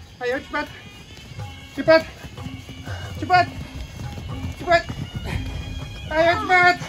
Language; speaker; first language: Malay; non-native, learner; Dutch